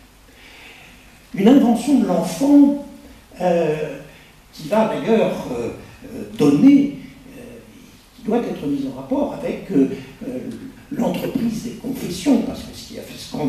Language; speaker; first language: French; native; French